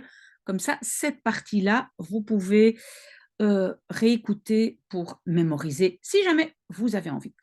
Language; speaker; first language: French; non-native, local second language; Dutch